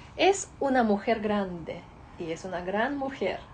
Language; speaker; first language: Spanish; non-native, fluent; Ukrainian